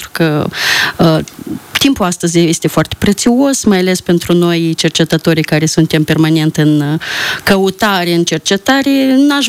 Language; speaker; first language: Romanian; native; Romanian